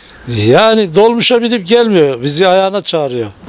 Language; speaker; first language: Turkish; native; Turkish